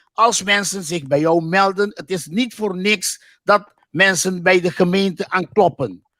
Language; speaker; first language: Dutch; non-native, local second language; Papiamento